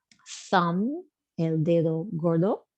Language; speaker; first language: Spanish; non-native, fluent; English